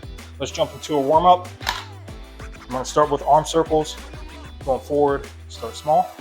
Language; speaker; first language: English; native; English